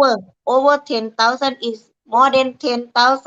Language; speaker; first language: English; non-native, learner; Thai